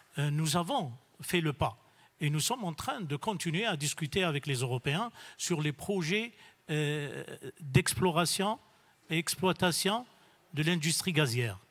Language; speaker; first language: French; non-native, local second language; Arabic